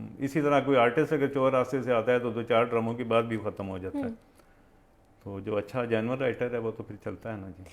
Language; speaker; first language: Urdu; non-native, local second language; Punjabi